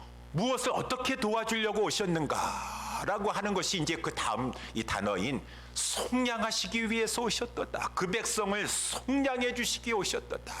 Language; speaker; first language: Korean; native; Korean